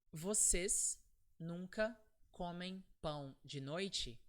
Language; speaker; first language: Portuguese; non-native, fluent; English